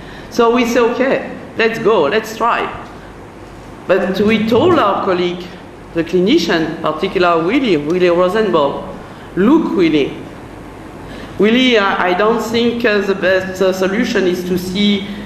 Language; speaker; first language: English; non-native, fluent; French